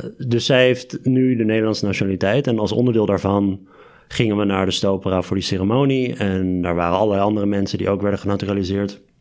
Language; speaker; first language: Dutch; native; Dutch